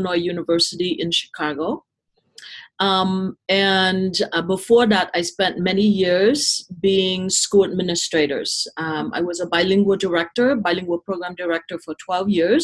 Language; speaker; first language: English; non-native, fluent; Vietnamese